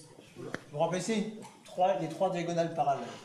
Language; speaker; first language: French; native; French